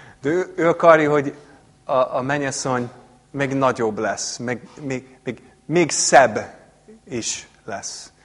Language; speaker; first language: Hungarian; non-native, fluent; English